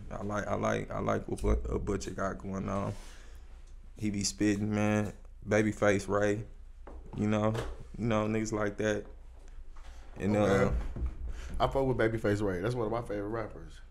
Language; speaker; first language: English; native; English